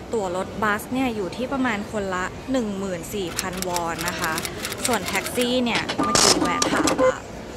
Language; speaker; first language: Thai; native; Thai